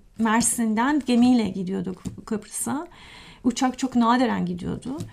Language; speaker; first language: Turkish; non-native, fluent; Persian